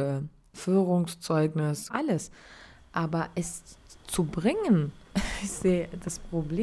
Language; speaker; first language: German; non-native, learner; Arabic